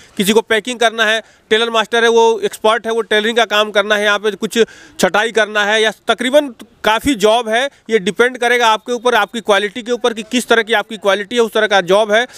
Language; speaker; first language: Hindi; native; Hindi